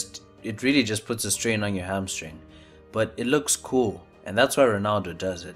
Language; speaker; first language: English; native; English